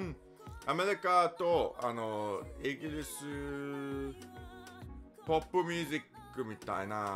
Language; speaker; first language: Japanese; non-native, learner; English